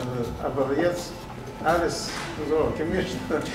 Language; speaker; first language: German; non-native, learner; Russian